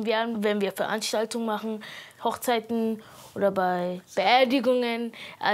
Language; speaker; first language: German; non-native, local second language; Akan